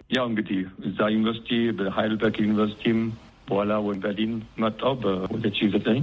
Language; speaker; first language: Amharic; non-native, fluent; German